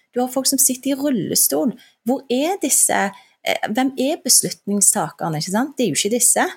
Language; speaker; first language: Norwegian; early bilingual, other home language; Turkish